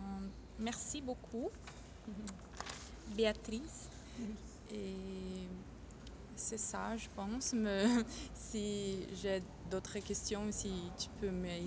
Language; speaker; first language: French; non-native, learner; Portuguese